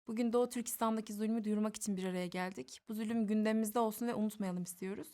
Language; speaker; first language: Turkish; native; Turkish